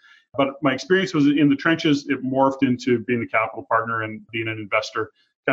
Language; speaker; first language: English; native; English